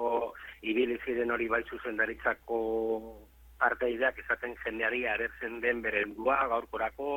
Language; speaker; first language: Basque; native; Basque